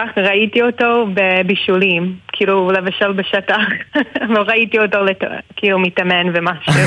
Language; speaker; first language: Hebrew; non-native, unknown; English